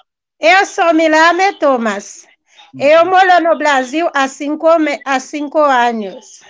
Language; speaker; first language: Portuguese; non-native, learner; Haitian Creole